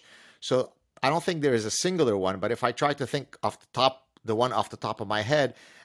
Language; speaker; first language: English; non-native, fluent; Arabic